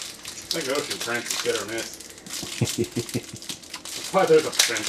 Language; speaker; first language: English; native; English